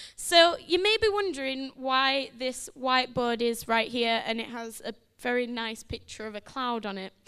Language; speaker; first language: English; native; English